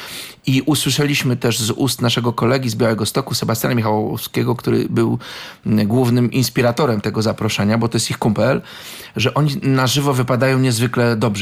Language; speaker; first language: Polish; native; Polish